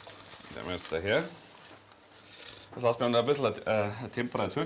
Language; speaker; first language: German; native; German